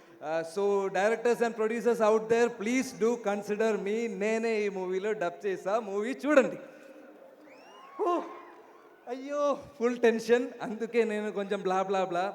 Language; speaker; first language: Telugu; non-native, learner; Malayalam